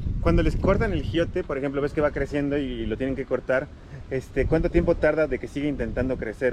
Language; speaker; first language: Spanish; native; Spanish